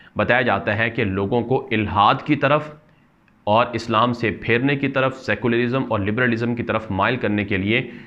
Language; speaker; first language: Urdu; native; Urdu